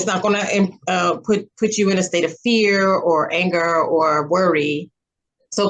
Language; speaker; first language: English; native; English